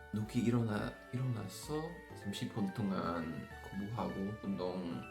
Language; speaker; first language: Korean; non-native, learner; English